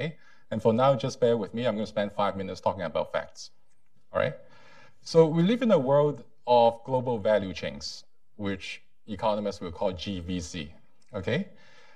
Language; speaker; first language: English; non-native, local second language; Cantonese